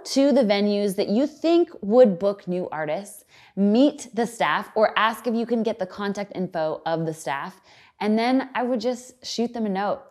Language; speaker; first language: English; native; English